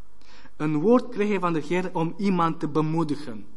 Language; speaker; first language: Dutch; non-native, fluent; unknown